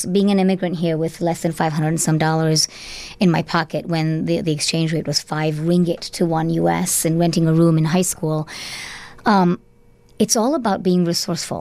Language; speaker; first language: English; non-native, local second language; Tamil